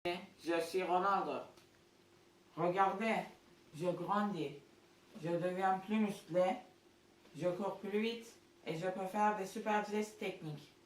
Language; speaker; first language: French; non-native, learner; Turkish